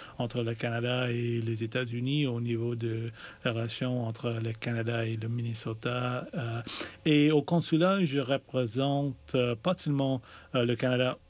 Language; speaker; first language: French; non-native, local second language; English